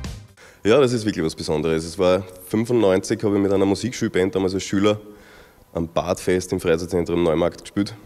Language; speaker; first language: German; native; German